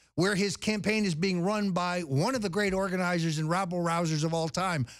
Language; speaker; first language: English; native; English